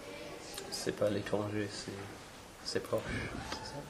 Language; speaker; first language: French; non-native, fluent; English